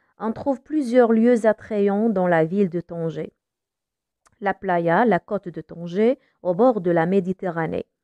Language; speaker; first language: French; non-native, local second language; Arabic